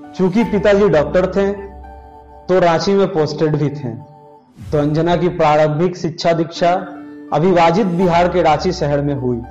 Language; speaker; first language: Hindi; native; Hindi